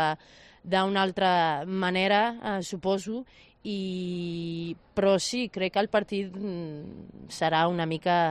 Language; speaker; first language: Catalan; non-native, fluent; Spanish